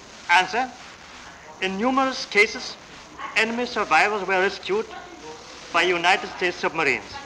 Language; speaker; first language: English; non-native, fluent; German